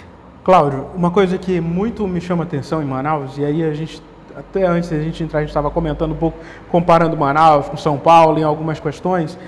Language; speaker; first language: Portuguese; native; Portuguese